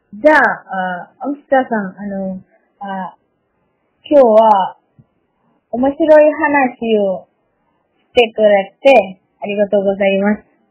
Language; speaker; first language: Japanese; non-native, learner; Malayalam